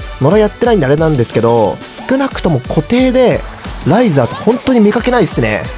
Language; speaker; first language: Japanese; native; Japanese